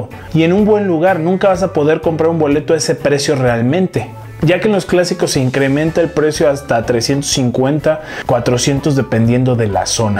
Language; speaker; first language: Spanish; native; Spanish